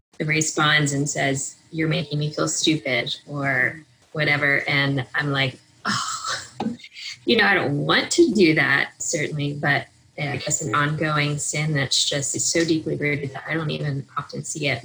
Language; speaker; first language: English; native; English